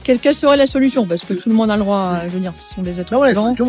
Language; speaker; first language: French; native; French